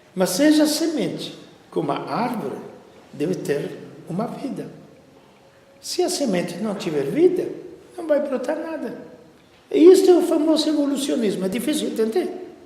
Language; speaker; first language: Portuguese; non-native, fluent; Italian